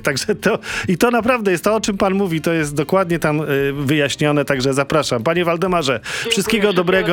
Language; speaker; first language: Polish; native; Polish